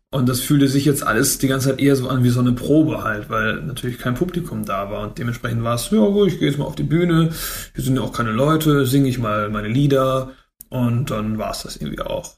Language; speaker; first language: German; native; German